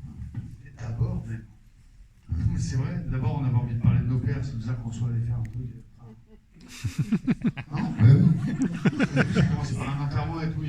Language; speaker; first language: French; native; French